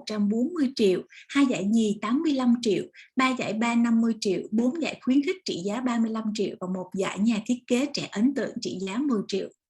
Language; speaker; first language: Vietnamese; native; Vietnamese